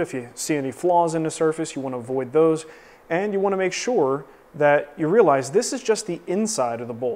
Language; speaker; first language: English; native; English